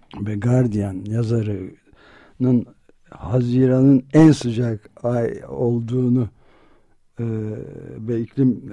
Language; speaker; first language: Turkish; native; Turkish